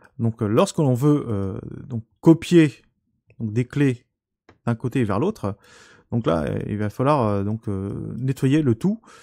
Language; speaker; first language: French; native; French